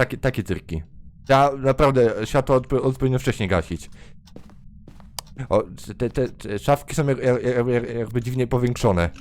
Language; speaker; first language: Polish; native; Polish